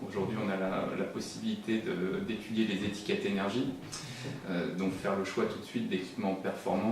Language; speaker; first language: French; native; French